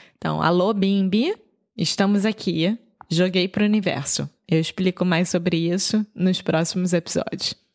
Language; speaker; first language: Portuguese; native; Portuguese